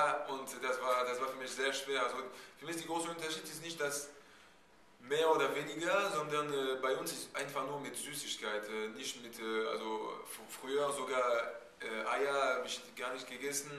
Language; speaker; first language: German; non-native, fluent; French